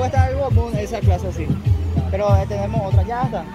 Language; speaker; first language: Spanish; native; Spanish